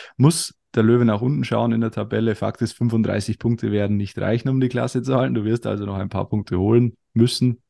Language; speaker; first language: German; native; German